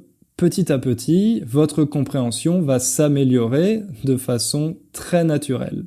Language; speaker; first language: French; native; French